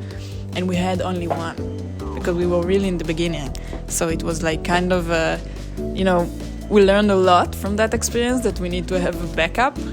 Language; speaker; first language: English; non-native, fluent; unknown